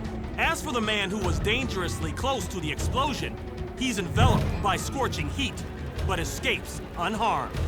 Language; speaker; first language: English; native; English